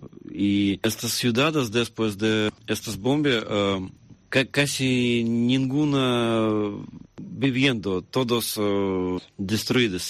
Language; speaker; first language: Spanish; non-native, learner; Russian